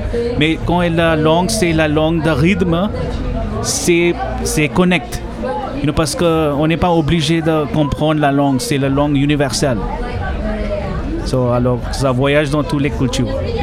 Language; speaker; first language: French; non-native, learner; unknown